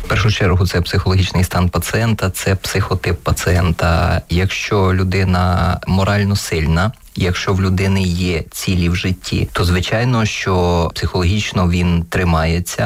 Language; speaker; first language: Ukrainian; native; Ukrainian